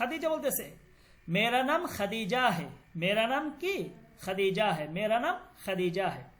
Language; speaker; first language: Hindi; non-native, fluent; Bangla